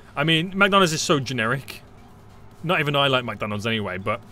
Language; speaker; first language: English; native; English